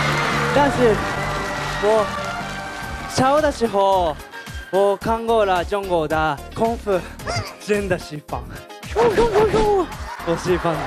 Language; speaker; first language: Chinese; non-native, learner; Japanese